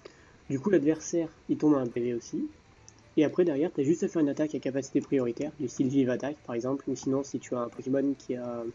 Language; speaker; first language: French; native; French